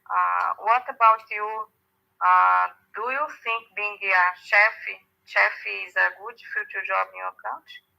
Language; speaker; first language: English; non-native, learner; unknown